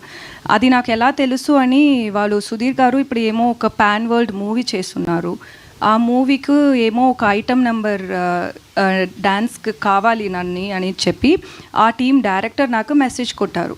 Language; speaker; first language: Telugu; non-native, fluent; Tamil